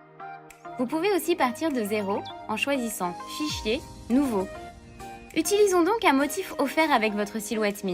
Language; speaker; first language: French; native; French